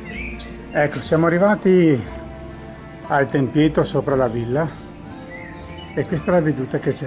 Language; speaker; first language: Italian; native; Italian